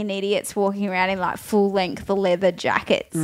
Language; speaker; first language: English; native; English